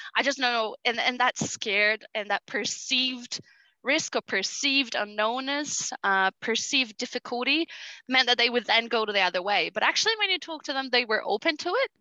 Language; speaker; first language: English; early bilingual, other home language; Portuguese